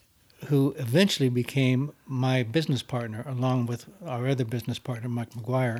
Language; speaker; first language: English; native; English